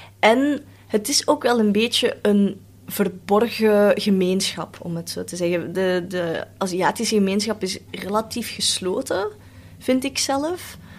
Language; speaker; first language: Dutch; early bilingual, other home language; Cantonese